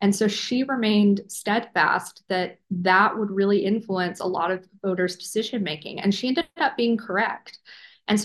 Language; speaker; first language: English; native; English